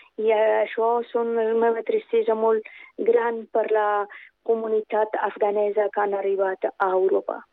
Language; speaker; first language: Catalan; non-native, fluent; Persian